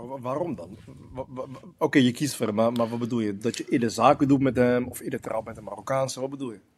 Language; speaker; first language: Dutch; early bilingual, other home language; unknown